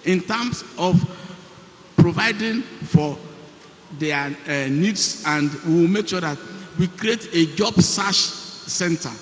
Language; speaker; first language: English; non-native, local second language; Yoruba